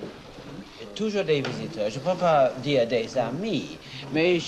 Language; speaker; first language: French; non-native, fluent; English